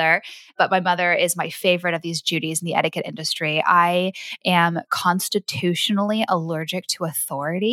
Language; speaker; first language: English; native; English